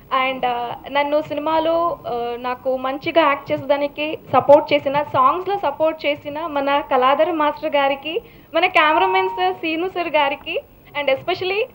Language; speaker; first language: Telugu; non-native, learner; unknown